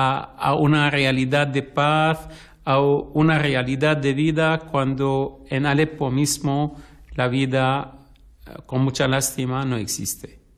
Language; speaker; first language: Spanish; non-native, fluent; Arabic